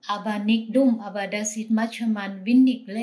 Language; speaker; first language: German; non-native, learner; Thai